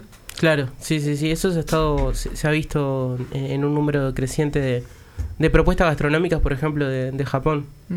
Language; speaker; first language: Spanish; native; Spanish